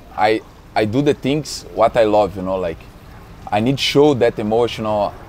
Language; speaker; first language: English; non-native, learner; Portuguese